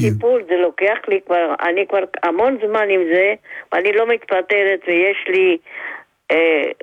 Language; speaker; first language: Hebrew; non-native, fluent; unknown